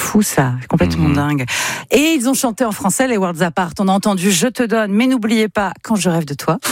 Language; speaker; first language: French; native; French